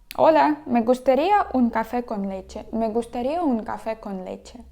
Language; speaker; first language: Spanish; non-native, fluent; Ukrainian